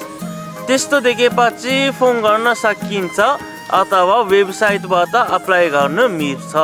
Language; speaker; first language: Nepali; non-native, fluent; Japanese